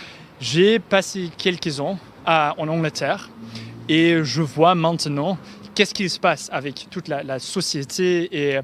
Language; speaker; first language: French; non-native, fluent; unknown